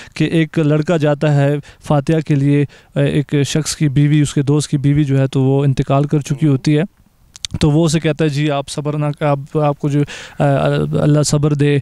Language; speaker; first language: Urdu; non-native, local second language; Pashto